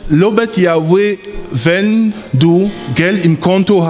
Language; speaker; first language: German; non-native, fluent; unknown